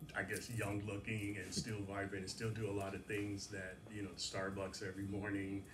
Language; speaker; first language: English; native; English